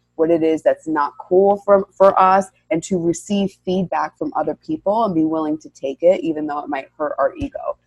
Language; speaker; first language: English; native; English